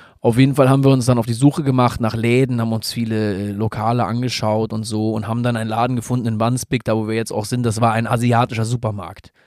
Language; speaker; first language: German; native; German